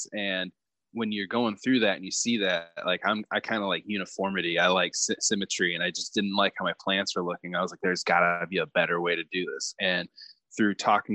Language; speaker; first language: English; native; English